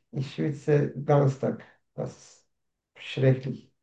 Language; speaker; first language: German; non-native, learner; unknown